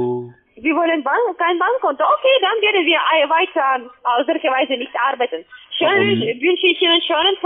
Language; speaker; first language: German; non-native, fluent; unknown